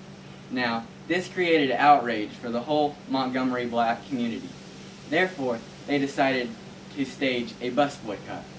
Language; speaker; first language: English; native; English